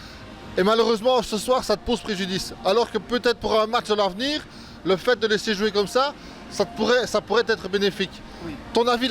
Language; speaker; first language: French; native; French